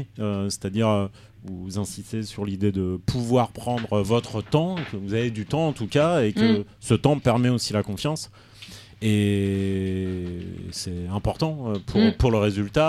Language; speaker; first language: French; native; French